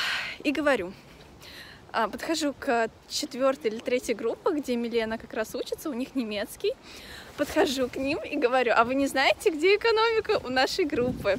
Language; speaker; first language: Russian; native; Russian